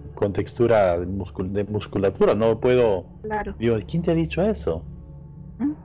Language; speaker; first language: Spanish; native; Spanish